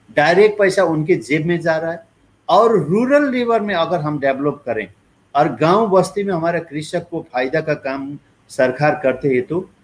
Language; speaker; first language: Hindi; non-native, local second language; Nepali